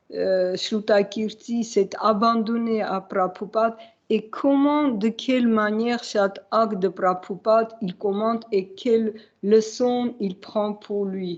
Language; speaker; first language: French; non-native, fluent; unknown